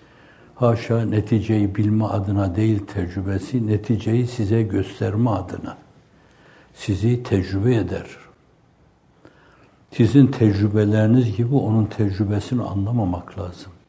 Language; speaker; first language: Turkish; native; Turkish